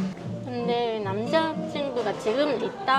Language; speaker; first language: Korean; non-native, fluent; Japanese